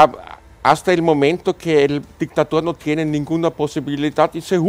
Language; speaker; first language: Spanish; non-native, fluent; German